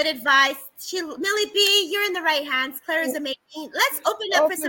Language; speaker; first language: English; native; English